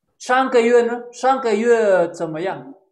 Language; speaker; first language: Chinese; non-native, fluent; Spanish